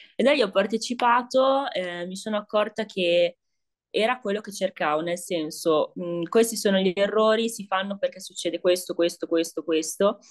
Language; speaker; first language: Italian; native; Italian